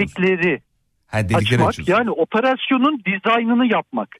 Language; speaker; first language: Turkish; native; Turkish